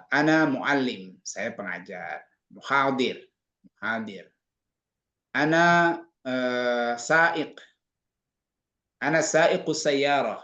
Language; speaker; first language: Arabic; non-native, fluent; Indonesian